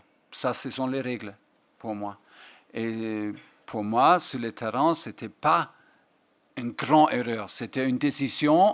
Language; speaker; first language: French; non-native, fluent; German